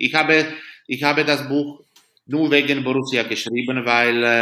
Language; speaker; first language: German; non-native, fluent; Slovak